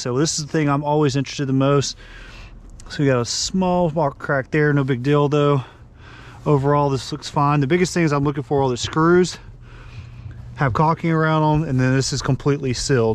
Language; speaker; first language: English; native; English